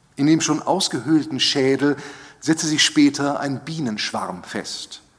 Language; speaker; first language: German; native; German